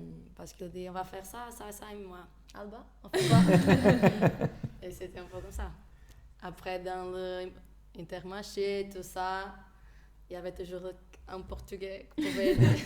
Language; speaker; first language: French; non-native, fluent; Portuguese